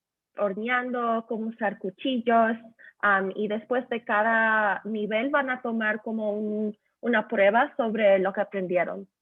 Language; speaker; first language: Spanish; early bilingual, heritage; Spanish